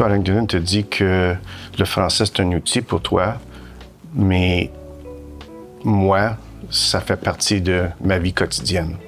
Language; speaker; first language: French; native; French